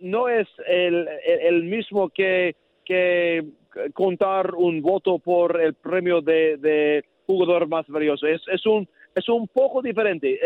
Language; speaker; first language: Spanish; non-native, learner; English